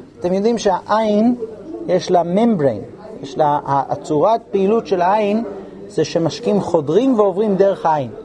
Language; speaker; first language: Hebrew; non-native, fluent; English